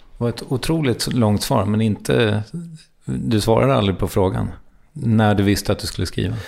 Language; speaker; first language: Swedish; native; Swedish